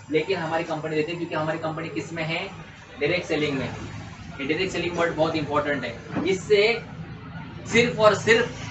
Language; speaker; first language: Hindi; non-native, local second language; Marathi